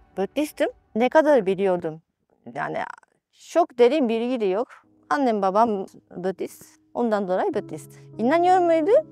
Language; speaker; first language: Turkish; non-native, fluent; Japanese